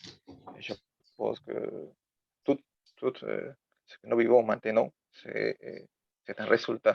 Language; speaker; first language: French; non-native, learner; Spanish